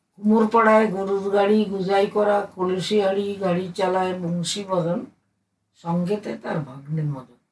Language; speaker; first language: Bangla; native; Bangla